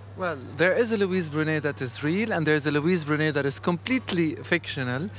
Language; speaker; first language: English; non-native, fluent; Arabic